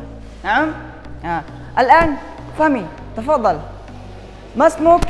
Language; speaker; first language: Arabic; non-native, fluent; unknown